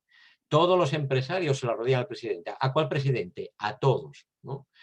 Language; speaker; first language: Spanish; native; Spanish